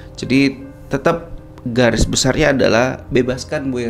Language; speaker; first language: Indonesian; native; Indonesian